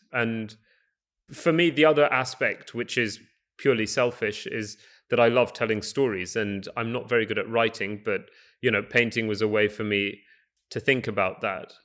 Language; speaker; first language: English; native; English